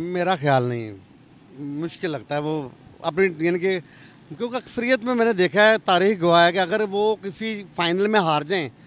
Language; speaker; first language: Urdu; native; Urdu